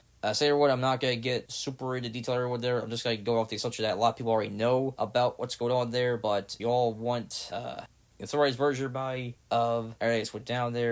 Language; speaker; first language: English; native; English